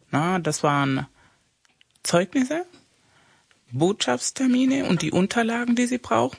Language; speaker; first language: German; early bilingual, other home language; Spanish